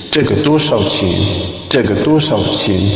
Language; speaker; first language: Chinese; non-native, learner; Tibetan